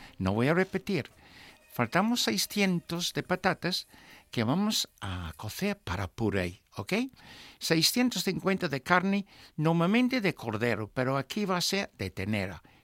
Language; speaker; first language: Spanish; non-native, fluent; English